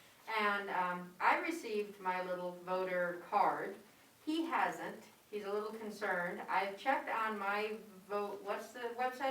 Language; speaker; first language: English; native; English